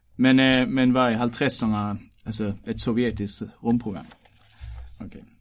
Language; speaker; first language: Danish; native; Danish